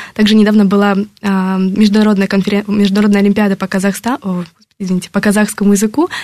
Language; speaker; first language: Russian; native; Russian